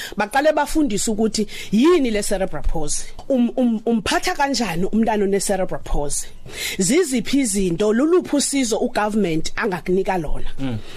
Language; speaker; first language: Zulu; non-native, local second language; Xhosa